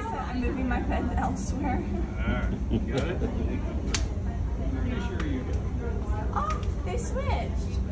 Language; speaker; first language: English; native; English